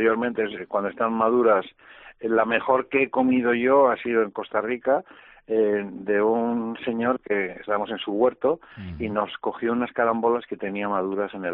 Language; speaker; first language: Spanish; native; Spanish